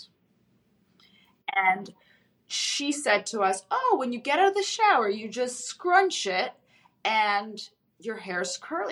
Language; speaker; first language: English; early bilingual, other home language; Russian